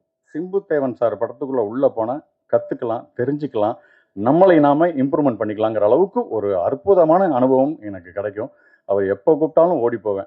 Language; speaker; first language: Tamil; native; Tamil